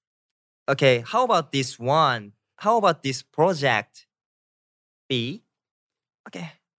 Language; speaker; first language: English; non-native, learner; Korean